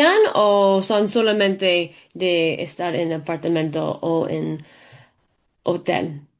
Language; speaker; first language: Spanish; non-native, fluent; English